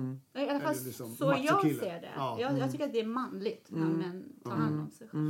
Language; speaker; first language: Swedish; non-native, fluent; Persian